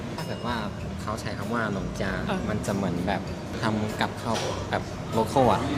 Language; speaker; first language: Thai; non-native, fluent; Chinese